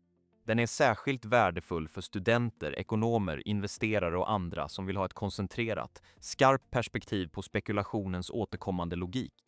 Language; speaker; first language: Swedish; native; Swedish